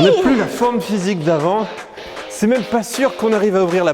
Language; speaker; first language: French; native; French